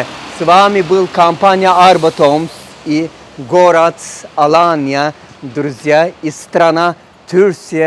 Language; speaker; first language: Russian; non-native, learner; Turkish